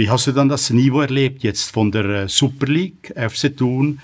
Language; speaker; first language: German; native; German